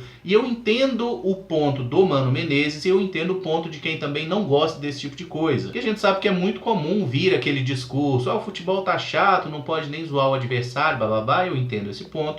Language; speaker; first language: Portuguese; native; Portuguese